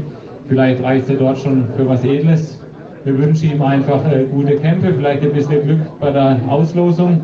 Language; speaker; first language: German; native; German